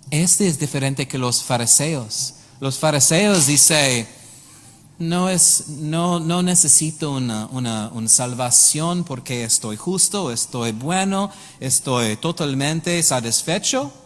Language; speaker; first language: Spanish; non-native, learner; English